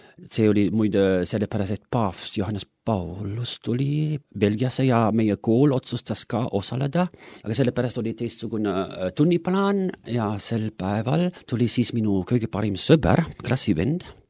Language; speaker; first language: Estonian; non-native, fluent; German